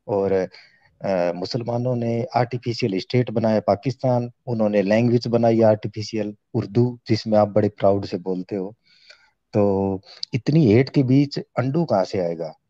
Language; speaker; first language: Hindi; native; Hindi